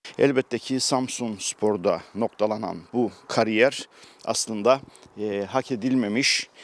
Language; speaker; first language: Turkish; native; Turkish